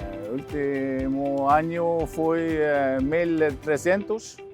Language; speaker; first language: Portuguese; non-native, fluent; Norwegian